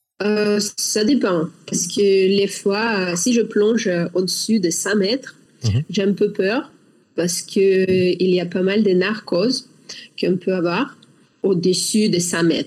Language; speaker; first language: French; non-native, learner; Russian